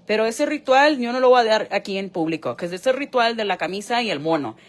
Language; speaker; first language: Spanish; early bilingual, heritage; Spanish